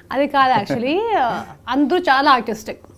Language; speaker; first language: Telugu; non-native, learner; Hindi